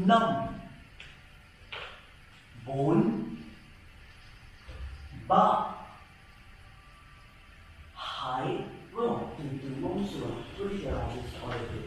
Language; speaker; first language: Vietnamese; non-native, learner; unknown